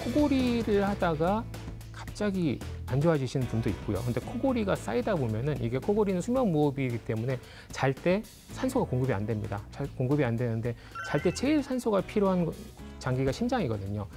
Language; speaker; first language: Korean; native; Korean